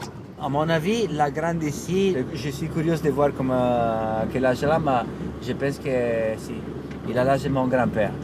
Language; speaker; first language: French; non-native, fluent; Italian